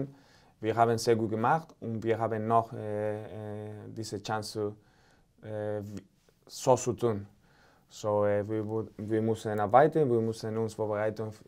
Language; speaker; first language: German; non-native, fluent; Spanish